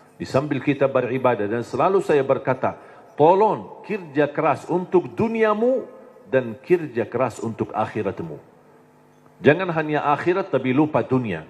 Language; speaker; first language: Indonesian; non-native, fluent; Arabic